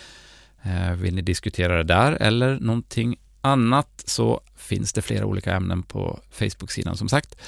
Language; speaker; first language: Swedish; native; Swedish